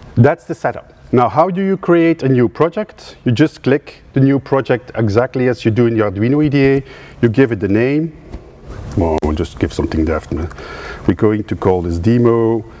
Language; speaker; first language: English; non-native, fluent; Dutch